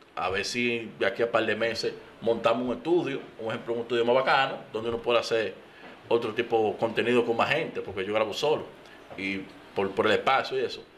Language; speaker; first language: Spanish; native; Spanish